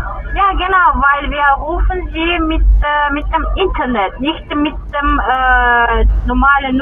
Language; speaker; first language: German; non-native, learner; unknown